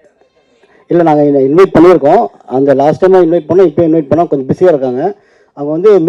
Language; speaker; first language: Tamil; native; Tamil